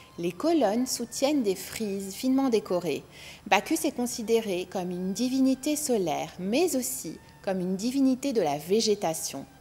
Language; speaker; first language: French; non-native, local second language; Arabic